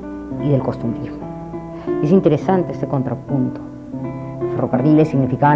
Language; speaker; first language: Spanish; native; Spanish